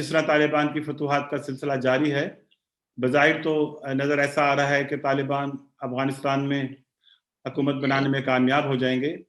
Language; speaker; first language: Urdu; native; Urdu